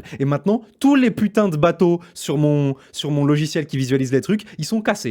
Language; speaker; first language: French; native; French